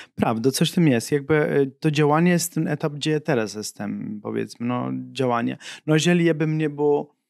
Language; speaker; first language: Polish; non-native, fluent; Italian